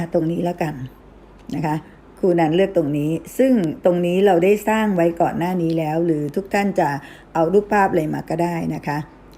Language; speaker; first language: Thai; native; Thai